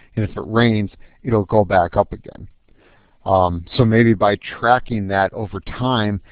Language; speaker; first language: English; native; English